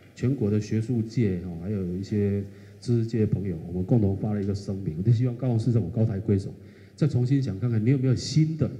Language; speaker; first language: Chinese; native; Chinese